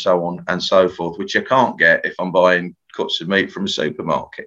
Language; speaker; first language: English; native; English